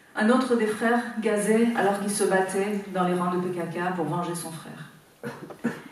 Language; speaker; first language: French; non-native, fluent; Persian